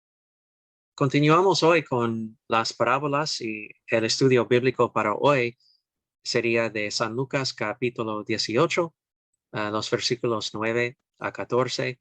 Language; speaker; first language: Spanish; non-native, fluent; English